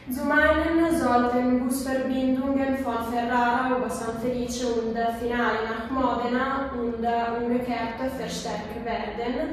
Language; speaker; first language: German; non-native, learner; Italian